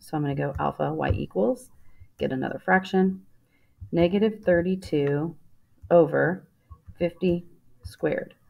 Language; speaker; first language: English; native; English